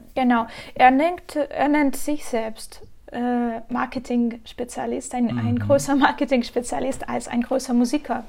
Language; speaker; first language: German; non-native, fluent; Russian